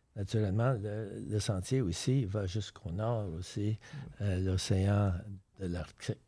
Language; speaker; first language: French; native; French